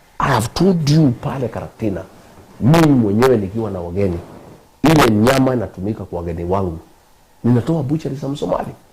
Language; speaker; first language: Swahili; non-native, local second language; Kikuyu